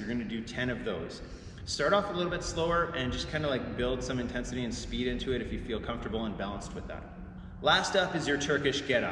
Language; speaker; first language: English; native; English